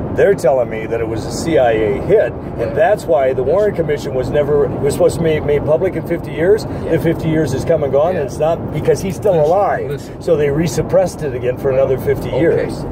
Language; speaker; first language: English; native; English